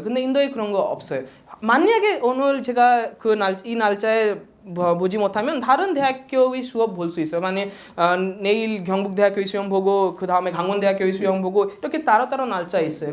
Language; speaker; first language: Korean; non-native, fluent; Odia